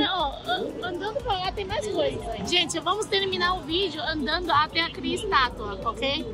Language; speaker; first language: Portuguese; non-native, fluent; Chinese